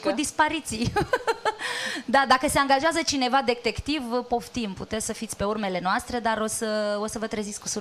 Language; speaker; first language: Romanian; native; Romanian